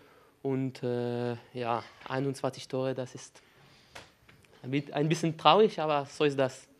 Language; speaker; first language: German; non-native, learner; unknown